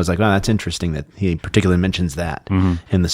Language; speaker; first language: English; native; English